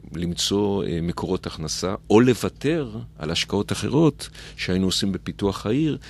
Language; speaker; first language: Hebrew; native; Hebrew